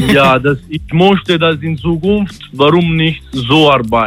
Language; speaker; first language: German; non-native, learner; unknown